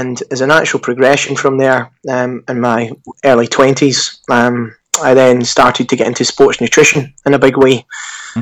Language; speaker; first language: English; native; English